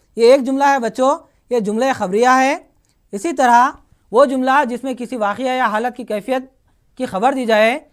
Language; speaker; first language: Urdu; native; Urdu